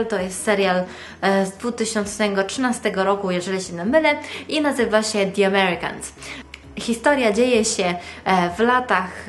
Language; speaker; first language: Polish; non-native, fluent; Italian